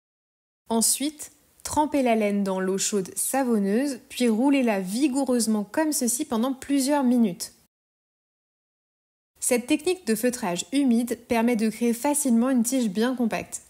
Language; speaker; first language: French; native; French